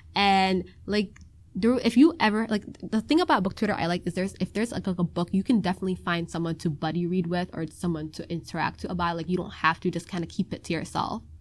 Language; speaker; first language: English; early bilingual, other home language; Somali